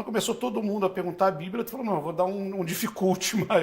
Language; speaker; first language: Portuguese; native; Portuguese